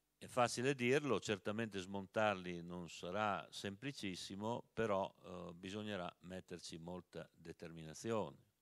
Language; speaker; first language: Italian; native; Italian